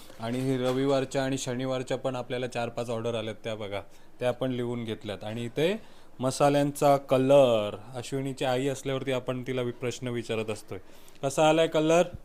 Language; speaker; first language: Marathi; native; Marathi